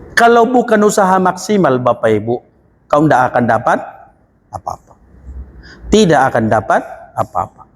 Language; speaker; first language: Indonesian; non-native, local second language; Batak Toba